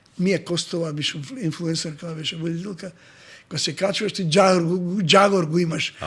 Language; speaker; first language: Macedonian; non-native, local second language; Serbian